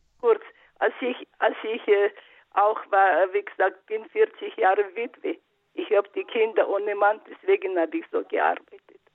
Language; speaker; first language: German; non-native, learner; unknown